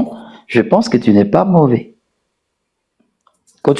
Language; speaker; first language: French; non-native, fluent; Spanish